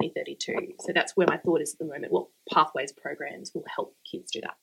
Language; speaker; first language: English; native; English